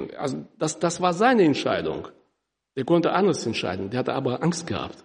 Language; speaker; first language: German; non-native, fluent; Russian